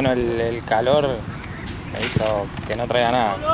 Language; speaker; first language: Spanish; native; Spanish